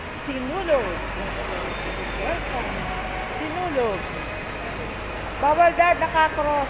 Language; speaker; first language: Filipino; native; Filipino